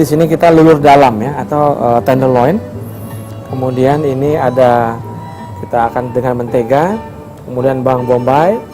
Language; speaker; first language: Indonesian; native; Indonesian